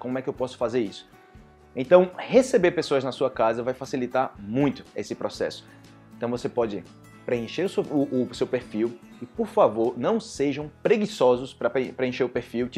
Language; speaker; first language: Portuguese; native; Portuguese